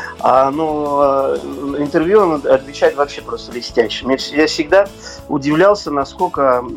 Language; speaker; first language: Russian; native; Russian